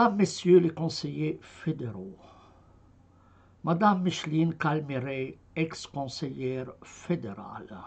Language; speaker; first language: French; non-native, fluent; Arabic